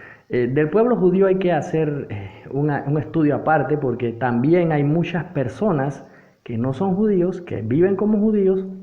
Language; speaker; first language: Spanish; native; Spanish